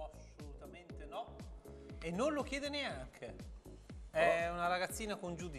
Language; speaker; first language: Italian; native; Italian